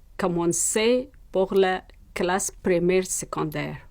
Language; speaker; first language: French; non-native, learner; Persian